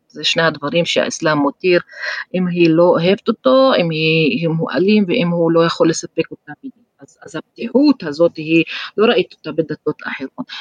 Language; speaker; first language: Hebrew; non-native, local second language; Arabic